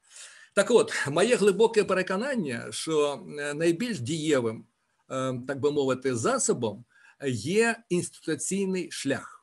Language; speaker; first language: Ukrainian; native; Ukrainian